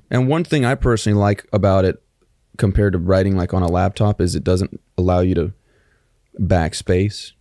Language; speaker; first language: English; native; English